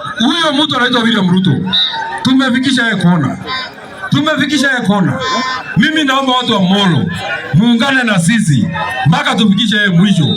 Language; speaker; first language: Swahili; non-native, local second language; Kikuyu